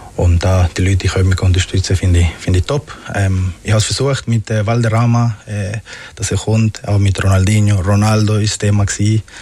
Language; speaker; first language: German; non-native, fluent; Spanish